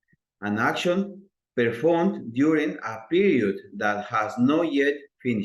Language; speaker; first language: English; non-native, learner; Spanish